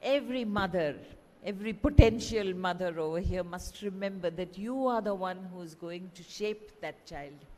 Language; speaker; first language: English; non-native, local second language; Kannada